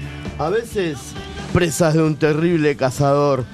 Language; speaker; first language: Spanish; native; Spanish